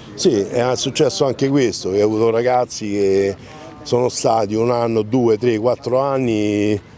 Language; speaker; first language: Italian; native; Italian